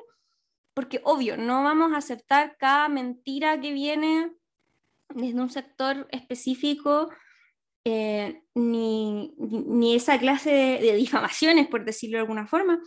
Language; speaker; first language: Spanish; native; Spanish